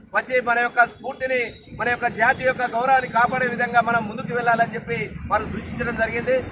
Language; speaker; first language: Telugu; non-native, local second language; Lambadi